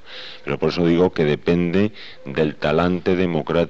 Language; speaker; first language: Spanish; native; Spanish